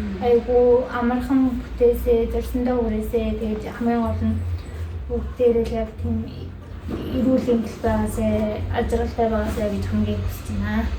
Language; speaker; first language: Mongolian; early bilingual, heritage; Mongolian